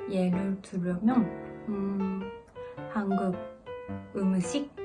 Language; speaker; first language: Korean; non-native, learner; Japanese